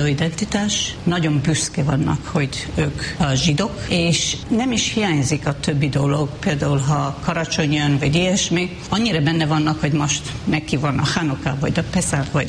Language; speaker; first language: Hungarian; non-native, fluent; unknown